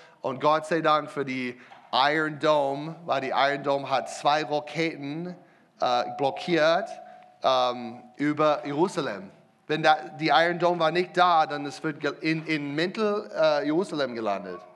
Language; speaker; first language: German; non-native, learner; English